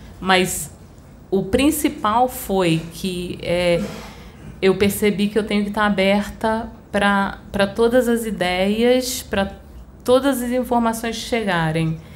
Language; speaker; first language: Portuguese; early bilingual, other home language; Spanish